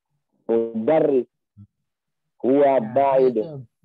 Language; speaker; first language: Arabic; non-native, learner; Indonesian